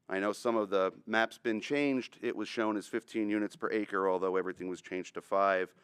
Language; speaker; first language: English; native; English